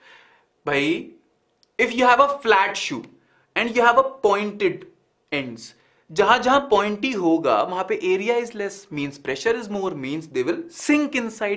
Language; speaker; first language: English; non-native, local second language; Hindi